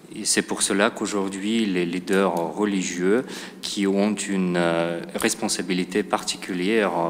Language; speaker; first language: French; non-native, fluent; Russian